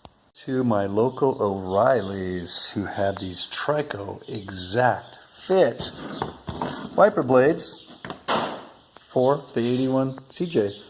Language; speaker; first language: English; native; English